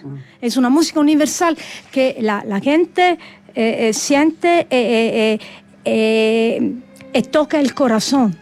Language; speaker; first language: Spanish; non-native, learner; Italian